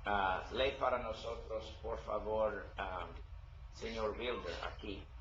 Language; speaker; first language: Spanish; non-native, learner; English